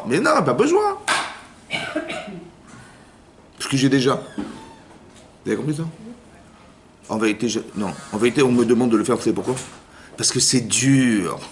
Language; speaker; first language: French; native; French